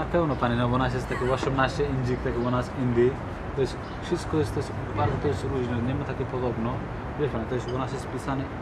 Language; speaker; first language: Polish; non-native, learner; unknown